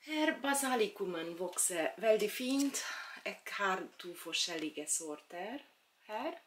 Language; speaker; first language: Swedish; non-native, learner; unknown